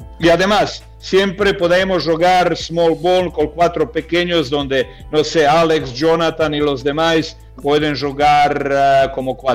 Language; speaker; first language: Portuguese; non-native, learner; Croatian